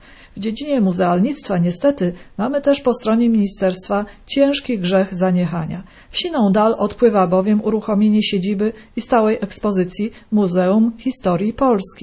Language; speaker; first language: Polish; native; Polish